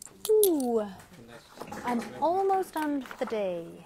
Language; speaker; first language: English; non-native, fluent; French